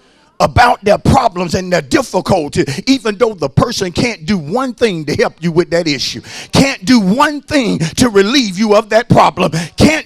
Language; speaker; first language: English; native; English